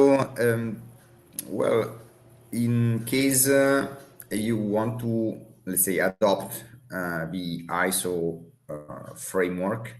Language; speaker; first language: English; non-native, fluent; Italian